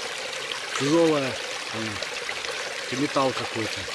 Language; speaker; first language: Russian; native; Russian